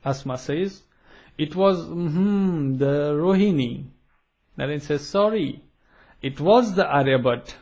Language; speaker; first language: English; non-native, local second language; Gujarati